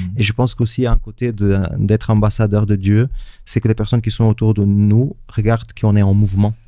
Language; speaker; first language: French; non-native, fluent; Portuguese